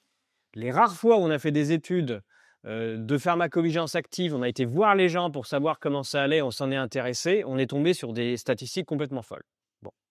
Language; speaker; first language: French; native; French